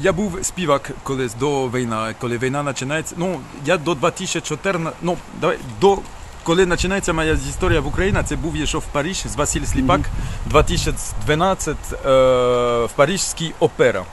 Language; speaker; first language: Ukrainian; non-native, learner; French